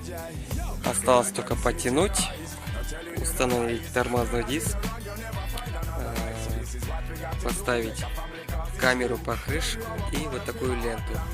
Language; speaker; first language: Russian; non-native, local second language; Kazakh